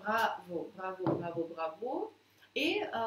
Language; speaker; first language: French; non-native, fluent; Russian